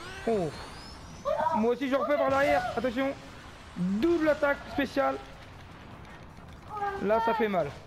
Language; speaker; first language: French; native; French